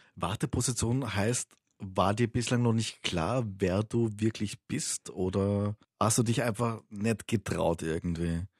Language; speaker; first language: German; native; German